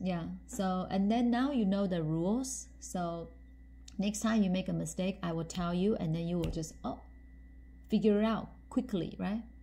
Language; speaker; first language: English; non-native, fluent; Chinese